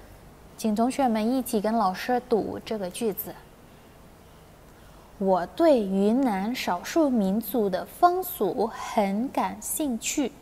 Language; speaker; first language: Chinese; non-native, fluent; Indonesian